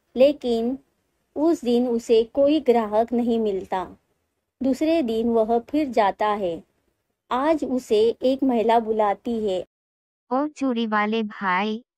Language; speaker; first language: Hindi; native; Hindi